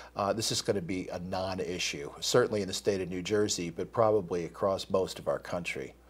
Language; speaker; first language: English; native; English